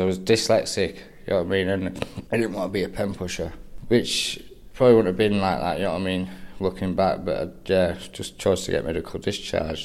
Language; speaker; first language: English; native; English